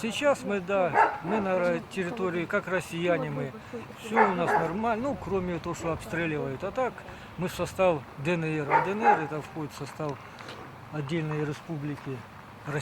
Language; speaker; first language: Russian; native; Russian